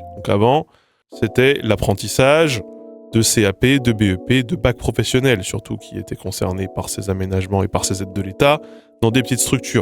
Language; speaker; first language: French; native; French